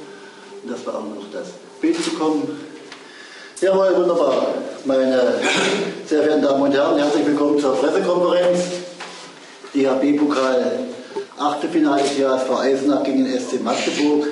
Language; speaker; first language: German; native; German